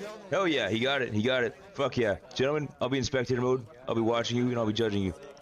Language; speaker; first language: English; native; English